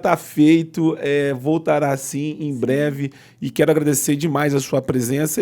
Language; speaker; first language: Portuguese; native; Portuguese